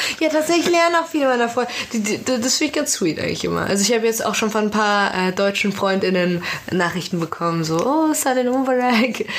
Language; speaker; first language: German; early bilingual, other home language; Persian